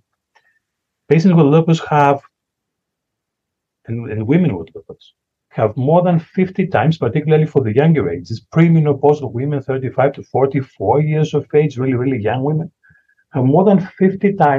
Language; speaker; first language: English; non-native, fluent; Greek